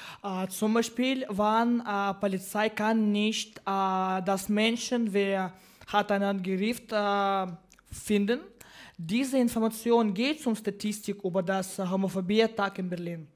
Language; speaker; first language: German; non-native, learner; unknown